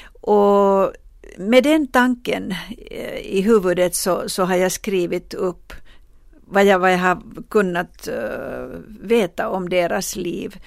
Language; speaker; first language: Swedish; non-native, local second language; Finnish